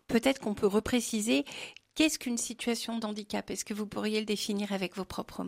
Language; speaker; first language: French; native; French